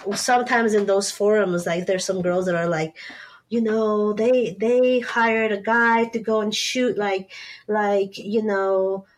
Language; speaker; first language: English; non-native, fluent; Spanish